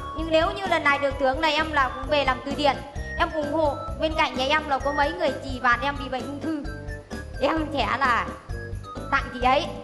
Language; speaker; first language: Vietnamese; non-native, local second language; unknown